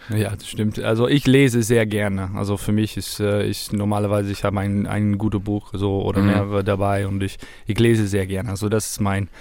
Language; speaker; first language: German; non-native, fluent; English